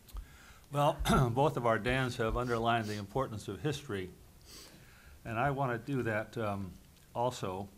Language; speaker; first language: English; native; English